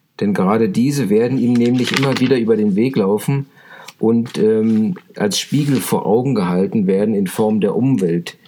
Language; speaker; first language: German; native; German